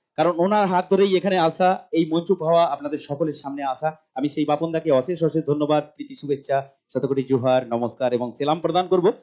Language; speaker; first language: Bangla; non-native, local second language; Santali